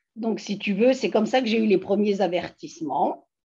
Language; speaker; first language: French; native; French